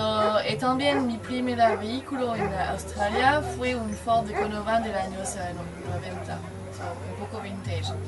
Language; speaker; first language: Spanish; non-native, learner; French